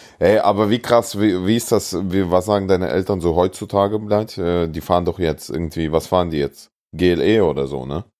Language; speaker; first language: German; early bilingual, other home language; Russian